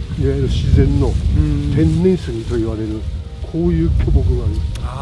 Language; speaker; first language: Japanese; native; Japanese